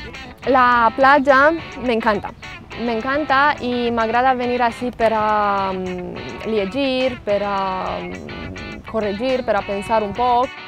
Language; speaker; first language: Catalan; non-native, fluent; Romanian